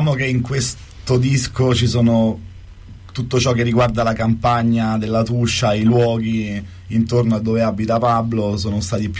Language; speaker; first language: Italian; native; Italian